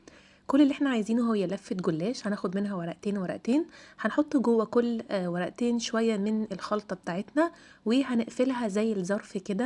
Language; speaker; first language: Arabic; native; Arabic